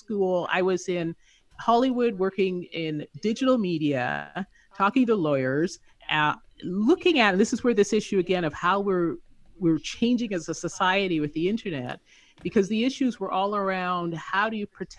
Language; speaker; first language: English; native; English